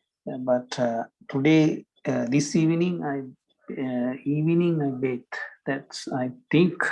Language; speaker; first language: English; non-native, learner; Sinhala